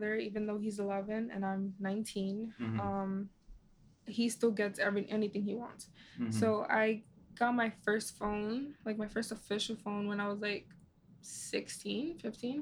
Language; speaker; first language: English; native; English